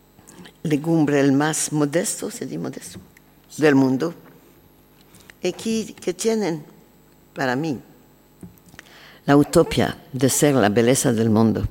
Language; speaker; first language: Spanish; non-native, learner; French